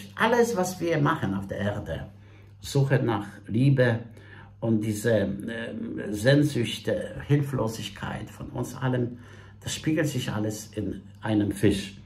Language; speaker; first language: German; non-native, fluent; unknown